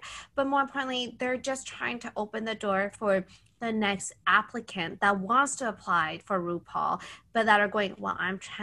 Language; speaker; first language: English; native; English